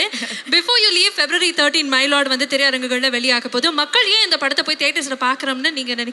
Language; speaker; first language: Tamil; native; Tamil